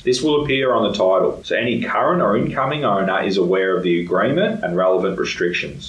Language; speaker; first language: English; native; English